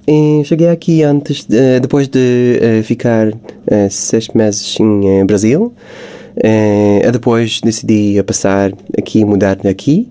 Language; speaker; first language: Portuguese; non-native, fluent; Hebrew